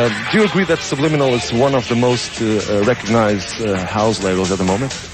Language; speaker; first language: English; non-native, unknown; Portuguese